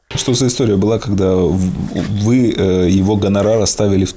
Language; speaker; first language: Russian; native; Russian